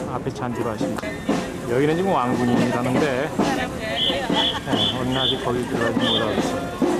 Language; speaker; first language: Korean; native; Korean